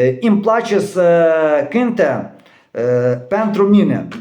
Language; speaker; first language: Romanian; non-native, learner; Ukrainian